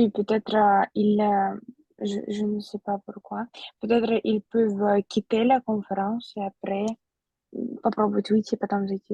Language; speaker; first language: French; non-native, fluent; Russian